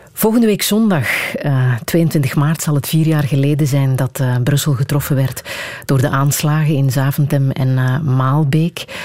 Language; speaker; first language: Dutch; native; Dutch